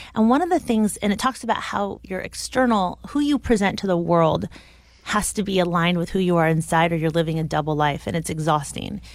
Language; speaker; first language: English; native; English